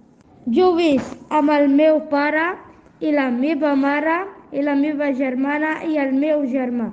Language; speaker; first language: Catalan; non-native, learner; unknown